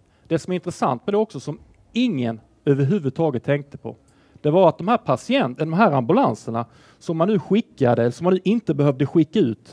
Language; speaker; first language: Swedish; native; Swedish